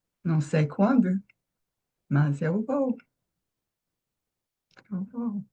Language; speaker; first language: Portuguese; non-native, fluent; English